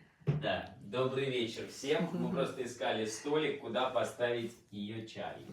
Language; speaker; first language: Russian; native; Russian